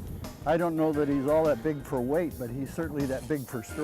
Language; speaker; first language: English; native; English